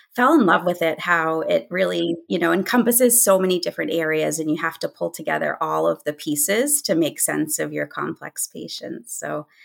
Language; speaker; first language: English; native; English